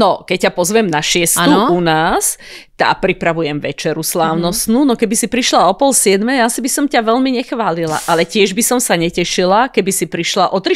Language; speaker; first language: Slovak; native; Slovak